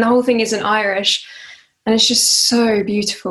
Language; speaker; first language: English; native; English